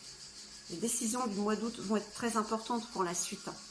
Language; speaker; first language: French; native; French